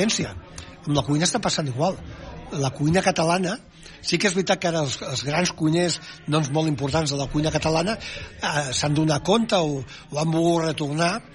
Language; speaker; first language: Catalan; native; Catalan